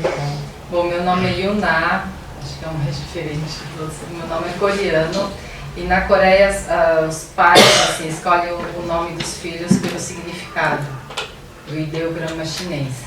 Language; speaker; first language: Portuguese; early bilingual, other home language; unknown